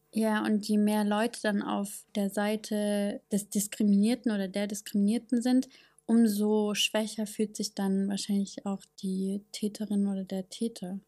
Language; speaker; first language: German; native; German